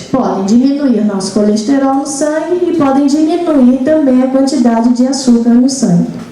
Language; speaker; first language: Portuguese; native; Portuguese